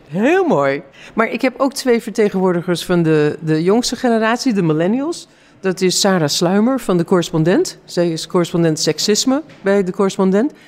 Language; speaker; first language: Dutch; non-native, fluent; English